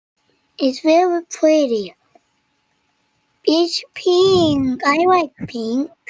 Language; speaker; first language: English; non-native, learner; Korean